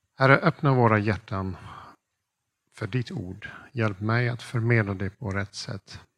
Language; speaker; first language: Swedish; non-native, fluent; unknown